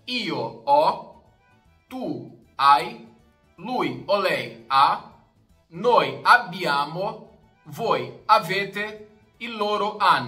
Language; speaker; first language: Italian; non-native, fluent; Portuguese